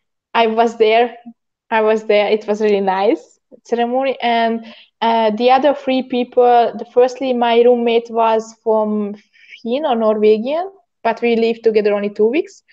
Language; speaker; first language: English; non-native, learner; Hungarian